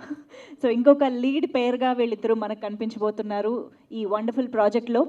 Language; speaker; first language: Telugu; native; Telugu